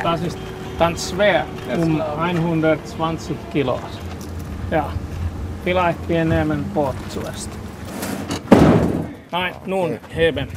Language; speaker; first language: German; non-native, learner; Finnish